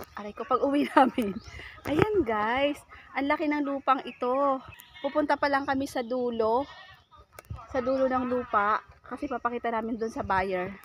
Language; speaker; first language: Filipino; non-native, local second language; Bikol